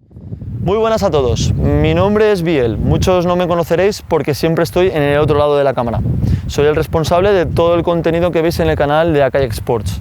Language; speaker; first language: Spanish; native; Spanish